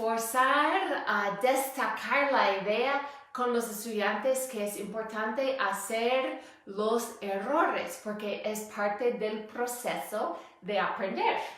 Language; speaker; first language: Spanish; non-native, fluent; English